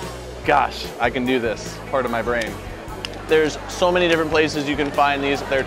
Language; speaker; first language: English; native; English